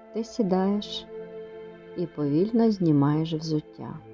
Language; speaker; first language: Ukrainian; native; Ukrainian